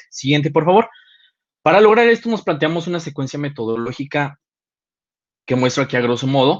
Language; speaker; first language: Spanish; native; Spanish